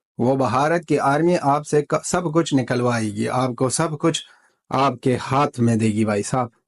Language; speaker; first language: Hindi; non-native, fluent; Pashto